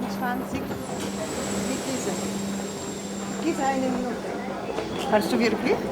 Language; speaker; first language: German; non-native, learner; Polish